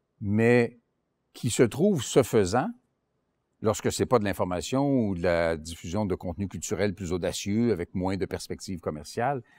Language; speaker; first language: French; native; French